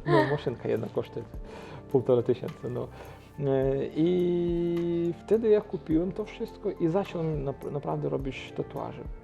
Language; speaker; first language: Polish; non-native, local second language; Ukrainian